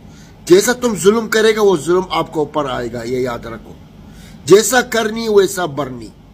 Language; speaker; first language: Hindi; non-native, fluent; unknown